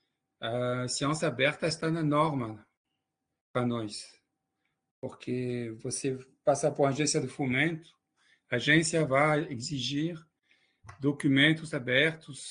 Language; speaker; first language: Portuguese; non-native, fluent; French